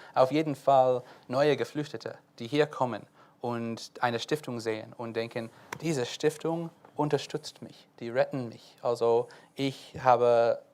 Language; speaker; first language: German; non-native, fluent; English